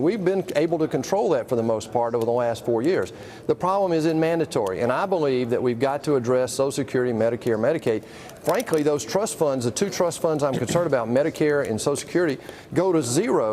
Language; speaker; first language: English; native; English